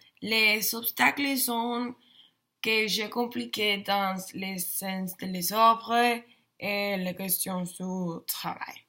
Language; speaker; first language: French; non-native, learner; Spanish